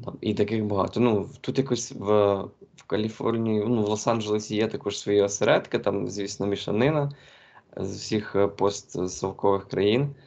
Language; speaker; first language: Ukrainian; native; Ukrainian